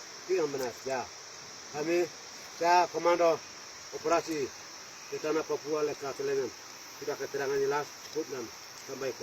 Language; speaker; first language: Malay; non-native, local second language; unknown